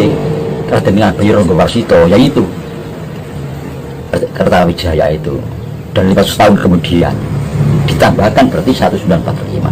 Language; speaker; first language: Indonesian; native; Indonesian